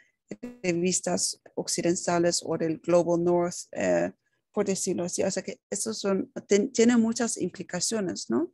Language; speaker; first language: Spanish; non-native, fluent; Dutch